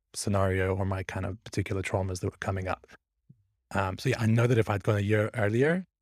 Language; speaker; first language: English; early bilingual, other home language; Persian